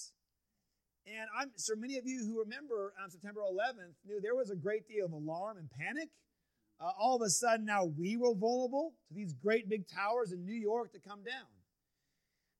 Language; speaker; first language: English; native; English